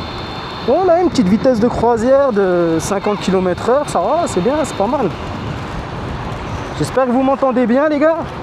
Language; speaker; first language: French; native; French